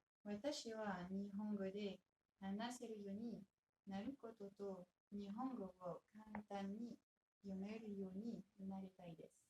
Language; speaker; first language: Japanese; non-native, learner; French